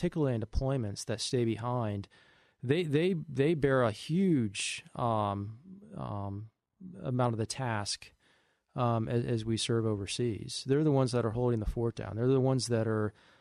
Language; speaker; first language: English; native; English